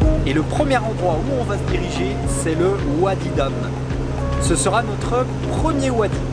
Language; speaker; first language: French; native; French